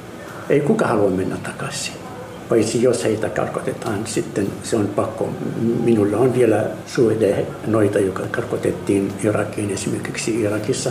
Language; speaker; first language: Finnish; non-native, learner; Arabic